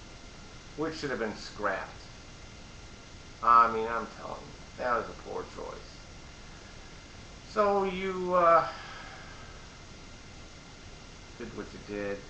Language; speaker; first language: English; native; English